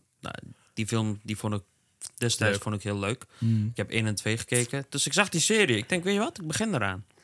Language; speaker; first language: Dutch; early bilingual, other home language; Turkish